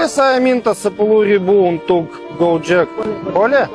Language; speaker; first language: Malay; non-native, learner; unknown